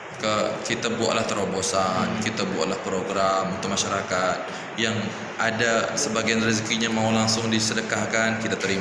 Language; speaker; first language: Indonesian; native; Indonesian